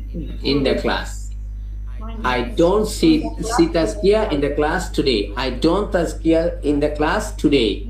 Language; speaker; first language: English; non-native, fluent; Bangla